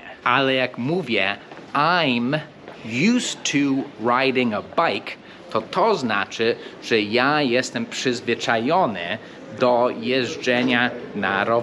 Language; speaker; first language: Polish; non-native, fluent; English